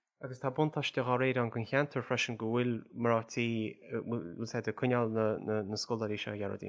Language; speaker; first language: Irish; native; Irish